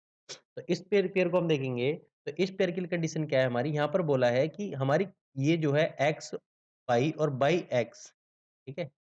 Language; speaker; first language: Hindi; native; Hindi